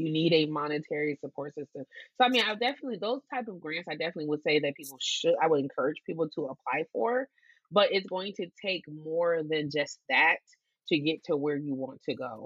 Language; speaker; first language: English; native; English